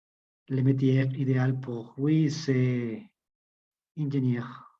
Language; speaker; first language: French; non-native, learner; Spanish